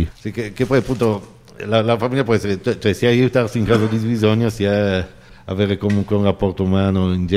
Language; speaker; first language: Italian; native; Italian